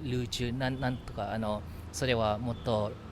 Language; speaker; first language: Japanese; early bilingual, heritage; English